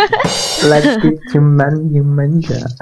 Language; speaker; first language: English; non-native, learner; Turkish